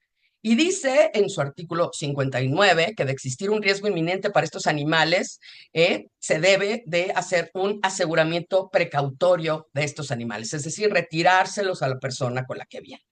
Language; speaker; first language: Spanish; native; Spanish